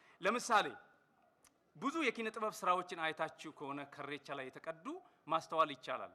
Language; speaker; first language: Amharic; non-native, local second language; Oromo